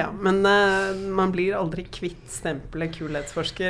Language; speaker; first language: Norwegian; native; Norwegian